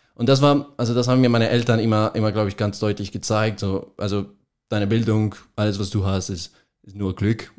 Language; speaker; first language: German; non-native, fluent; Spanish